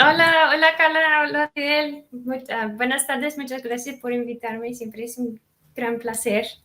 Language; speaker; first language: Spanish; non-native, fluent; English